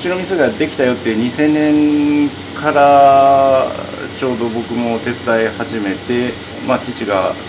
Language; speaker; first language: Japanese; native; Japanese